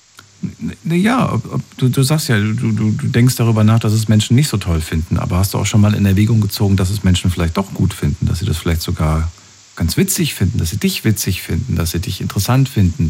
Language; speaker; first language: German; native; German